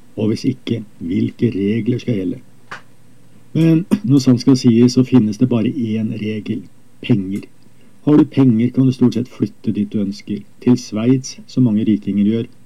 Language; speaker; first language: Norwegian; native; Norwegian